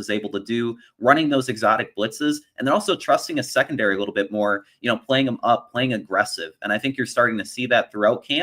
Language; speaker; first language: English; native; English